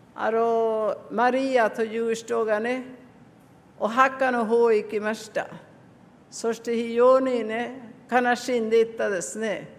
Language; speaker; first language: Japanese; non-native, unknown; Swedish